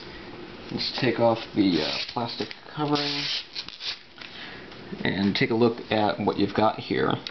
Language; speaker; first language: English; native; English